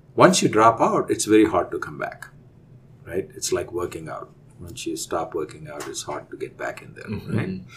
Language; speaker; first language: English; non-native, local second language; Telugu